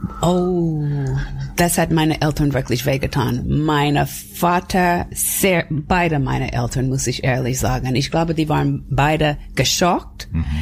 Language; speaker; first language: German; non-native, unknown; English